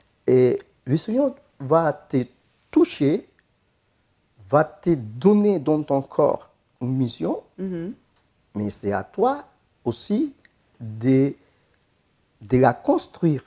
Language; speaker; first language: French; non-native, fluent; Spanish